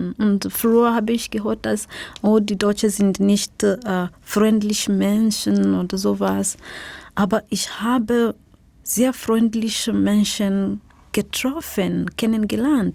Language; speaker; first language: German; non-native, learner; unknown